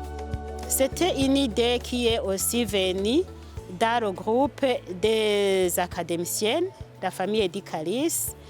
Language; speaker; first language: French; non-native, local second language; Rundi